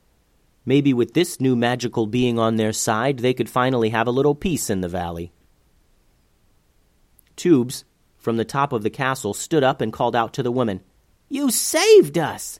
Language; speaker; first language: English; native; English